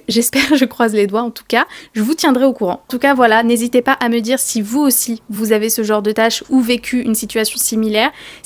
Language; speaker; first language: French; native; French